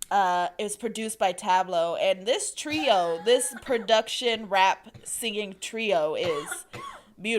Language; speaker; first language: English; native; English